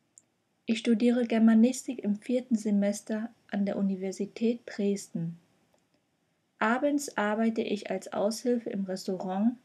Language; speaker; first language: German; non-native, fluent; Vietnamese